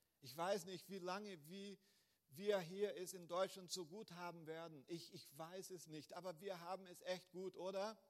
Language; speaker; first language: German; non-native, fluent; Portuguese